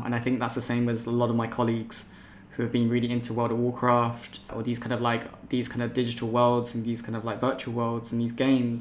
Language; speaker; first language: English; native; English